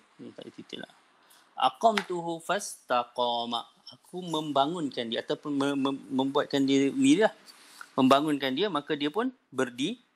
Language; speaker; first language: Malay; native; Malay